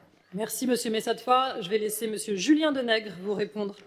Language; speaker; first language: French; native; French